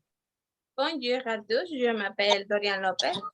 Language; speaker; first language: French; non-native, learner; Spanish